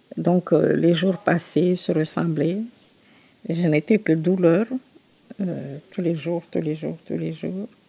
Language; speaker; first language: French; non-native, local second language; Susu